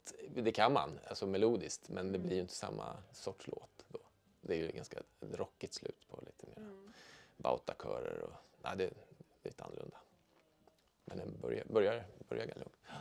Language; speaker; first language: Swedish; native; Swedish